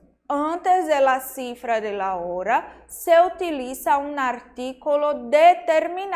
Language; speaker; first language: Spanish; non-native, fluent; Portuguese